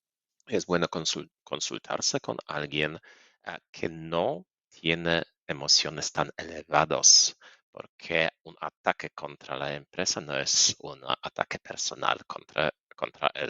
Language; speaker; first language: Spanish; non-native, fluent; Polish